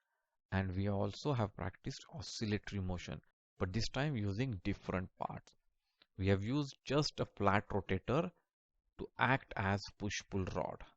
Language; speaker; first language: English; non-native, local second language; Marathi